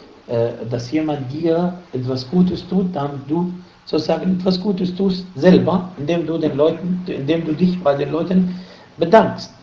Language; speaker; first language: German; non-native, fluent; Arabic